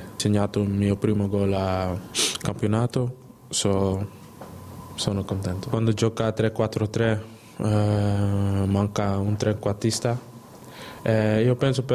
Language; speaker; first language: Italian; non-native, learner; Dutch